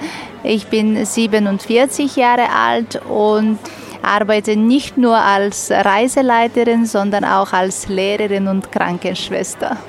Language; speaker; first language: German; non-native, fluent; Bulgarian